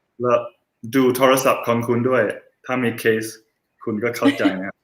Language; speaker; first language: Thai; non-native, fluent; English